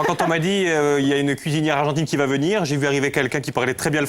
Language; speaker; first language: French; native; French